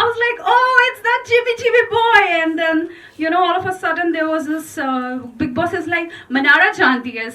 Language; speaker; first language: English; non-native, local second language; Hindi